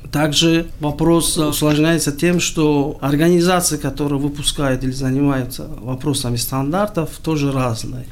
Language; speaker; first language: Russian; non-native, local second language; Tajik